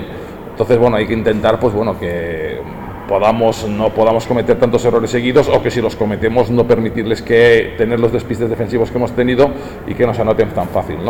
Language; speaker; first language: Spanish; native; Spanish